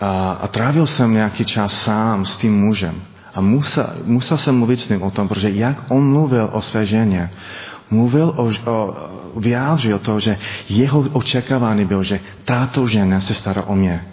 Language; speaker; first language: Czech; non-native, learner; English